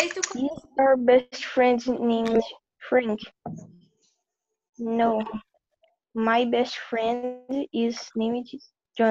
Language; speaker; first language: English; non-native, learner; Portuguese